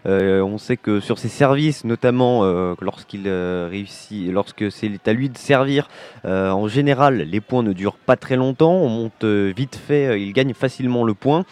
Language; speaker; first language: French; native; French